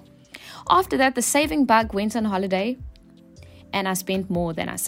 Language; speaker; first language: English; native; English